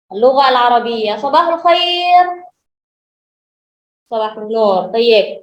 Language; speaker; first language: Arabic; non-native, learner; Indonesian